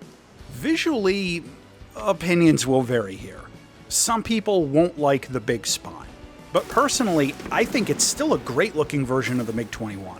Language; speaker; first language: English; native; English